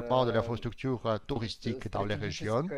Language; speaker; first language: French; non-native, fluent; Russian